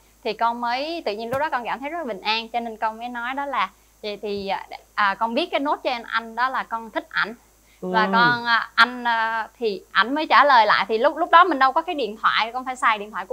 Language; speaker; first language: Vietnamese; native; Vietnamese